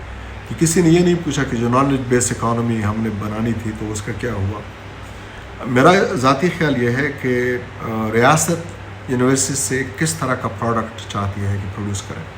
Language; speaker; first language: Hindi; non-native, local second language; Pashto